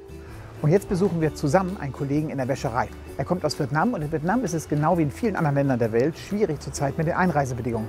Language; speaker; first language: German; native; German